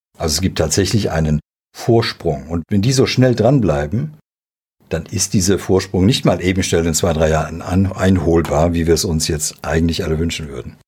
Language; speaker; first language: German; early bilingual, other home language; Serbian